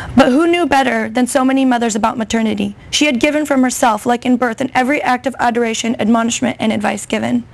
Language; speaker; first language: English; native; English